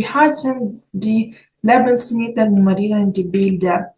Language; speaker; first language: German; non-native, learner; Ukrainian